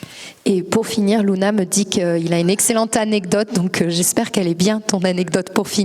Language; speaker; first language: French; native; French